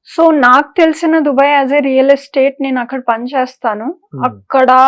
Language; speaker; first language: Telugu; native; Telugu